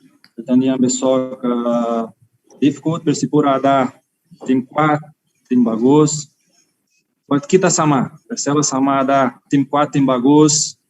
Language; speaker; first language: Indonesian; non-native, learner; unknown